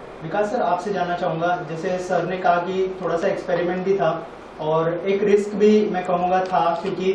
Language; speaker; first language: Hindi; native; Hindi